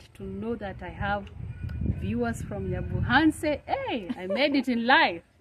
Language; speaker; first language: English; non-native, local second language; Kalenjin